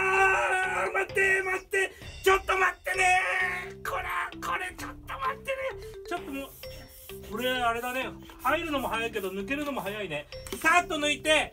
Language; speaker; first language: Japanese; native; Japanese